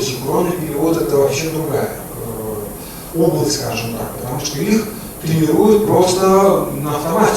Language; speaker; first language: Russian; native; Russian